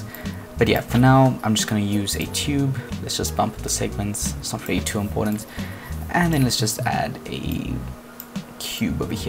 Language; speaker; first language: English; native; English